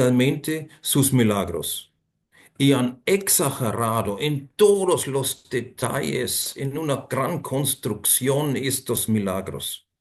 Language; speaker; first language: Spanish; non-native, fluent; German